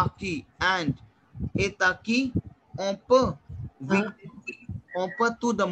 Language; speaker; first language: French; non-native, fluent; Hindi